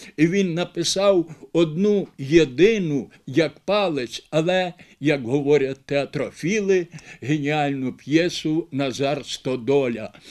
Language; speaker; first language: Ukrainian; native; Ukrainian